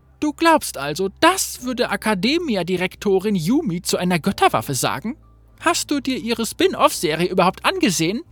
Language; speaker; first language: German; native; German